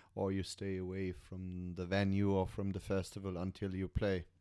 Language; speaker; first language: English; non-native, fluent; German